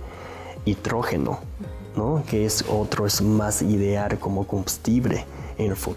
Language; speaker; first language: Spanish; non-native, learner; Chinese